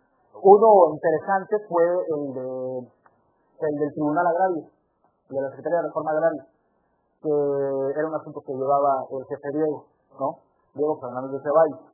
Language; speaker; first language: Spanish; native; Spanish